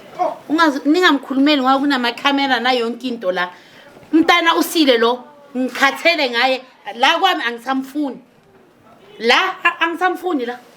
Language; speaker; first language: Zulu; native; Zulu